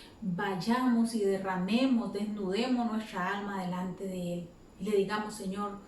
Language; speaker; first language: Spanish; native; Spanish